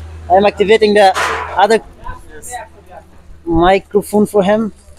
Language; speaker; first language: English; non-native, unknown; Persian